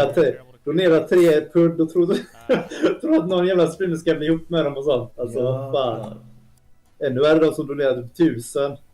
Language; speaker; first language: Swedish; native; Swedish